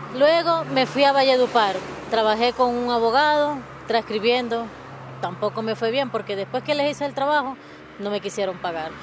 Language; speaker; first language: Spanish; native; Spanish